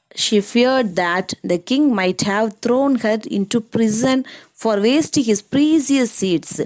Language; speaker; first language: English; non-native, local second language; Tamil